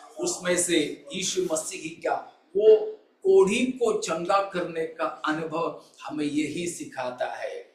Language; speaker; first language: Hindi; non-native, local second language; Malayalam